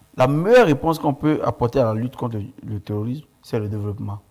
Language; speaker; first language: French; non-native, local second language; Mandingo